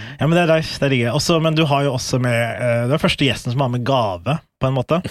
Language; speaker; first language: Norwegian; early bilingual, other home language; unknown